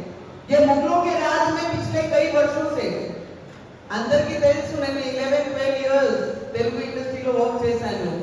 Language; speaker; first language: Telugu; non-native, fluent; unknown